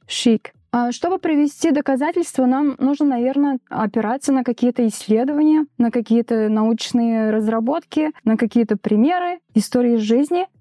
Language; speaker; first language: Russian; native; Russian